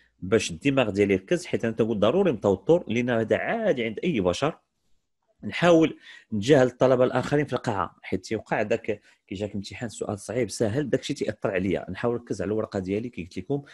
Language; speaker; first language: Arabic; native; Arabic